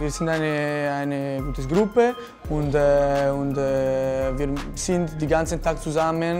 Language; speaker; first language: German; non-native, fluent; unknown